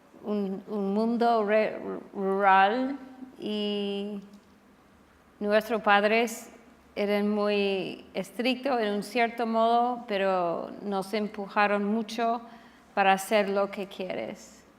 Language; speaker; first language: Spanish; non-native, fluent; English